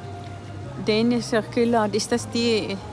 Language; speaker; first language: German; non-native, learner; Cebuano